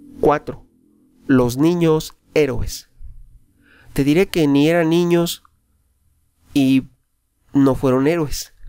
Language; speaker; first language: Spanish; native; Spanish